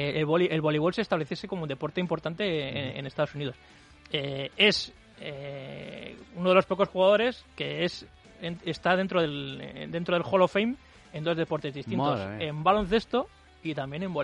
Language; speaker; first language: Spanish; native; Spanish